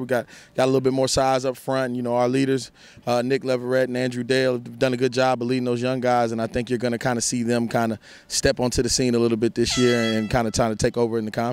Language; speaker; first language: English; native; English